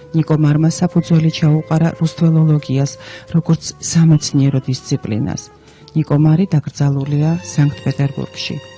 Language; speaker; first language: Georgian; native; Georgian